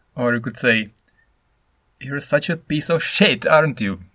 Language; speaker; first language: English; non-native, fluent; Czech